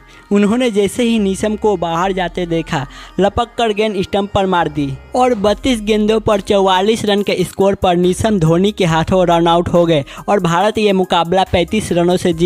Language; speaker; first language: Hindi; native; Hindi